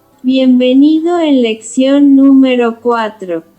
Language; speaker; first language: Spanish; non-native, learner; Haitian Creole